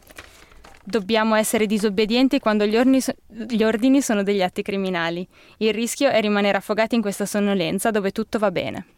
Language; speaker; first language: Italian; native; Italian